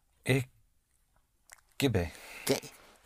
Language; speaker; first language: German; non-native, learner; English